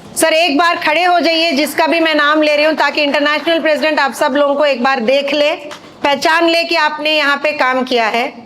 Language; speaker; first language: Hindi; non-native, local second language; Telugu